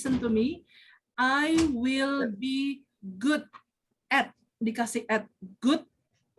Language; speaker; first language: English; non-native, fluent; Indonesian